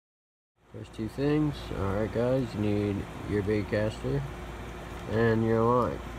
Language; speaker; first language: English; native; English